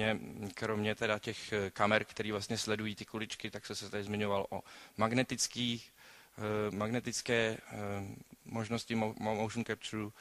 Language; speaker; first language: Czech; native; Czech